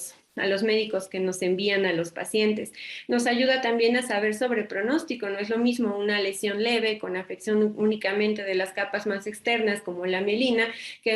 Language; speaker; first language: Spanish; native; Spanish